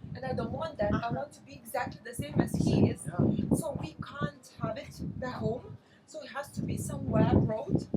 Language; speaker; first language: English; non-native, fluent; Lithuanian